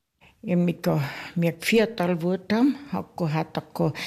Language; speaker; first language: Hungarian; early bilingual, heritage; Hungarian